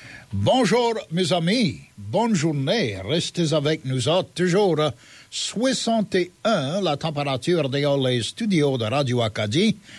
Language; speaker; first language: French; early bilingual, heritage; French